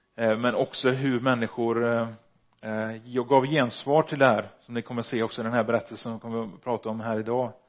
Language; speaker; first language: Swedish; early bilingual, other home language; Dutch